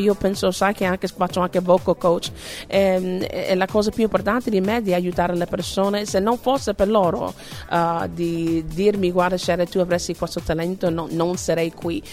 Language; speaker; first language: Italian; non-native, fluent; English